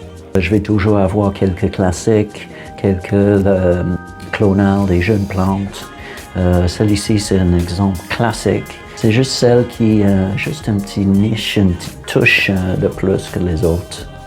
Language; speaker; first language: French; non-native, fluent; English